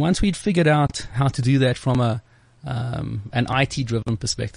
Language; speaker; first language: English; native; English